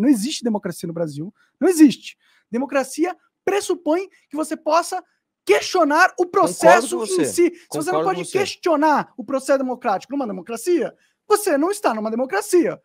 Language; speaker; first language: Portuguese; native; Portuguese